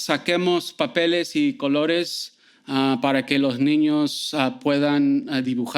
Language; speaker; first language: Spanish; early bilingual, heritage; Spanish